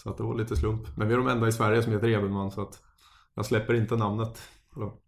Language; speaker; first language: Swedish; native; Swedish